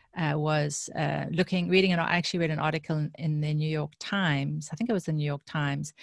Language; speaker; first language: English; native; English